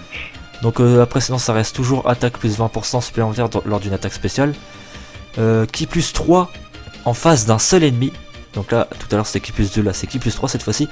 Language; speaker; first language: French; native; French